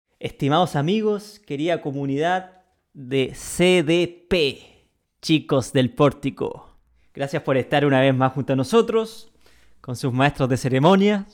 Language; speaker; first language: Spanish; native; Spanish